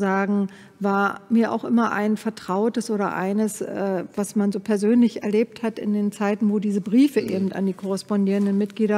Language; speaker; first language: German; native; German